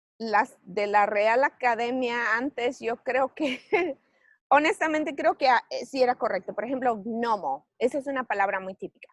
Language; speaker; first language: Spanish; native; Spanish